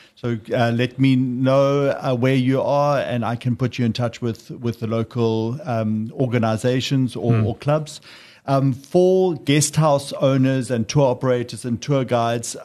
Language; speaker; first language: English; native; English